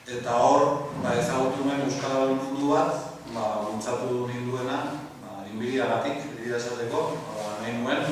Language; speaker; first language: Basque; non-native, local second language; Spanish